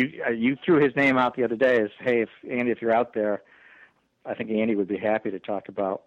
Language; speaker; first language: English; native; English